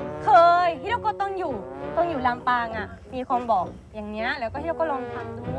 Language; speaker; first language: Thai; non-native, fluent; Japanese